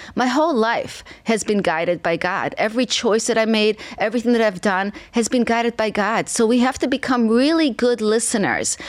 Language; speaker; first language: English; non-native, fluent; Hebrew